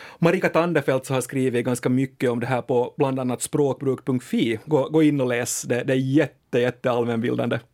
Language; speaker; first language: Swedish; native; Swedish